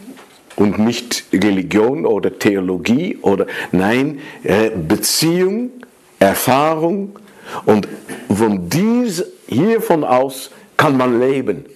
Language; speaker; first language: German; non-native, fluent; Dutch